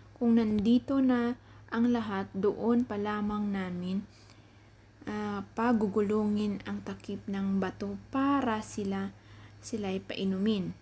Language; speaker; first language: Filipino; native; Filipino